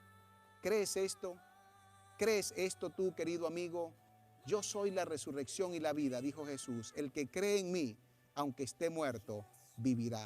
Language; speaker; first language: Spanish; native; Spanish